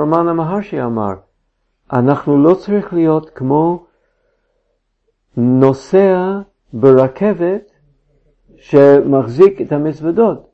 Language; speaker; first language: Hebrew; non-native, fluent; English